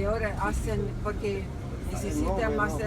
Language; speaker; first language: Spanish; non-native, learner; German